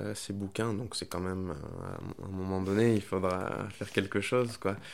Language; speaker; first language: French; non-native, fluent; Spanish